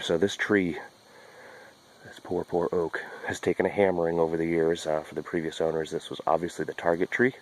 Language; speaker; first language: English; native; English